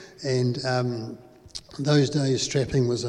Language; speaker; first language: English; native; English